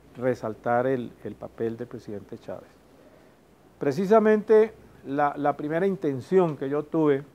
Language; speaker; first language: Spanish; native; Spanish